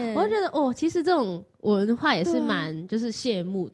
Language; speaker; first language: Chinese; native; Chinese